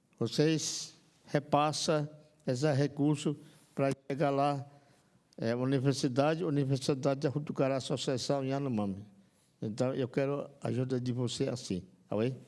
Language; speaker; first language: Portuguese; non-native, local second language; Yanomámi